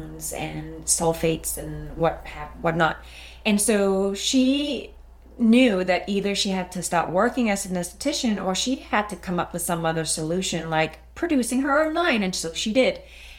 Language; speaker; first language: English; non-native, fluent; Danish